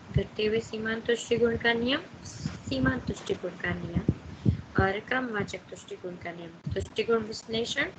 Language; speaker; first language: Hindi; non-native, local second language; Gujarati